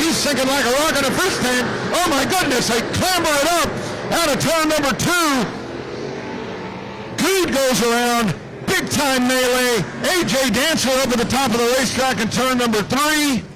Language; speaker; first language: English; native; English